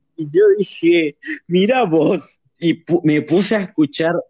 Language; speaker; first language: Spanish; native; Spanish